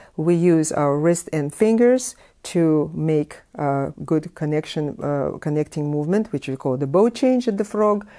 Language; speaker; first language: English; non-native, fluent; Russian